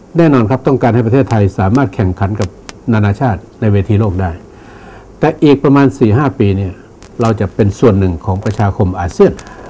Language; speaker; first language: Thai; non-native, local second language; Northeastern Thai